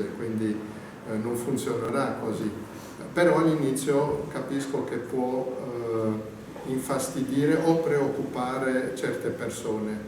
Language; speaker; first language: Italian; native; Italian